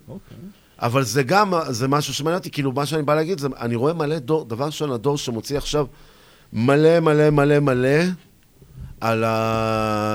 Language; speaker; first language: Hebrew; native; Hebrew